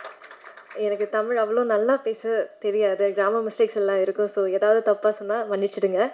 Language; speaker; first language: Tamil; non-native, learner; Malayalam